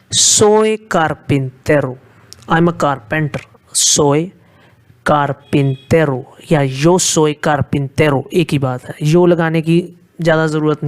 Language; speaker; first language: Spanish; non-native, fluent; Hindi